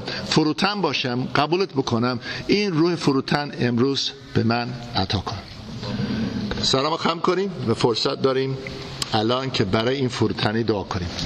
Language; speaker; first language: Persian; non-native, fluent; English